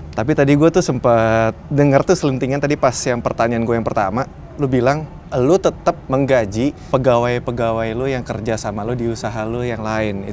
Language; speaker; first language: Indonesian; native; Indonesian